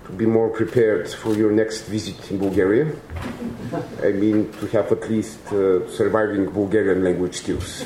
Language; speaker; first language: English; non-native, fluent; Bulgarian